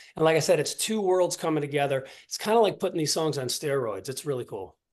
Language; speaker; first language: English; native; English